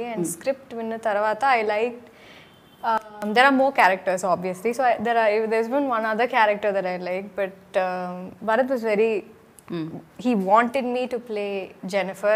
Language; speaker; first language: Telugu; non-native, learner; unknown